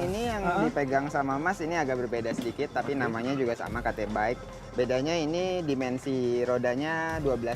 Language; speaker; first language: Indonesian; native; Indonesian